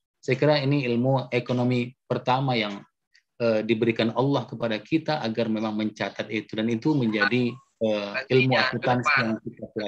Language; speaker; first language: Indonesian; native; Indonesian